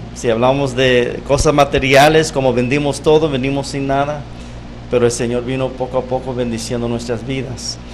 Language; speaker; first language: Spanish; non-native, fluent; English